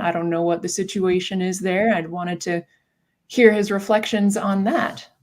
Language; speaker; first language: English; native; English